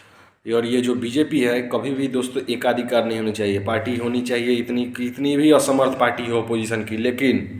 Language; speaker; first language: Hindi; native; Hindi